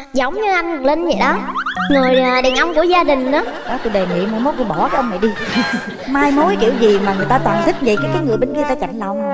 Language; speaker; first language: Vietnamese; native; Vietnamese